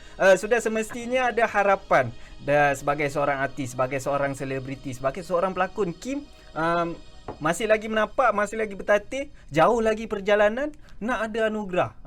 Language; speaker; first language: Malay; native; Malay